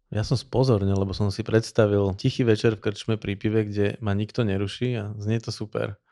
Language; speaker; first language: Slovak; native; Slovak